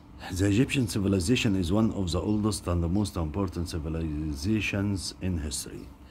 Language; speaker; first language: English; non-native, fluent; Arabic